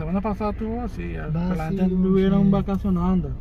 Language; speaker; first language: Spanish; native; Spanish